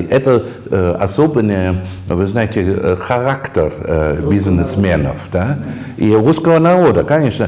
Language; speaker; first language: Russian; non-native, fluent; German